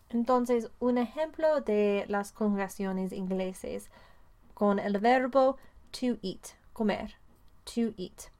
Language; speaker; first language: Spanish; non-native, fluent; English